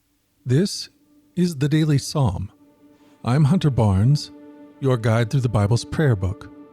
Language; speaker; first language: English; native; English